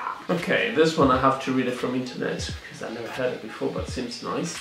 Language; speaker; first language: English; non-native, fluent; Italian